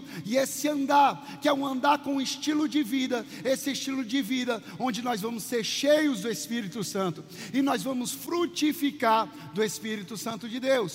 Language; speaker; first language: Portuguese; native; Portuguese